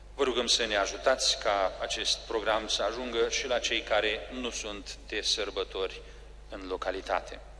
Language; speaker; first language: Romanian; native; Romanian